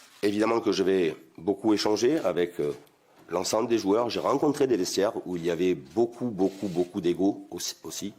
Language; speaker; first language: French; native; French